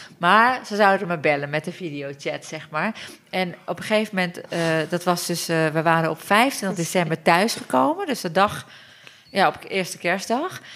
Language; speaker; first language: Dutch; early bilingual, other home language; Turkish